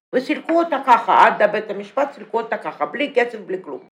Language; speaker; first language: Hebrew; non-native, fluent; Russian